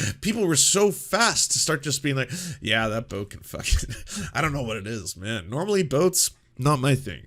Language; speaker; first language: English; native; English